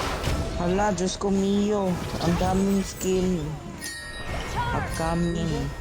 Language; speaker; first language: Filipino; native; Filipino